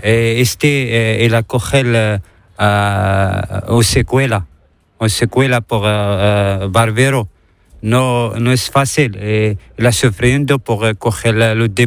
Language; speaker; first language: Spanish; non-native, learner; Arabic